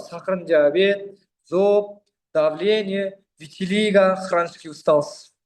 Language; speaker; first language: Russian; non-native, local second language; Kazakh